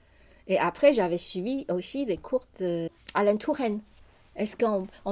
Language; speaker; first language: French; non-native, fluent; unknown